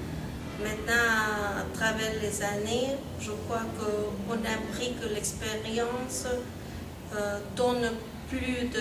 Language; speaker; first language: French; non-native, fluent; Spanish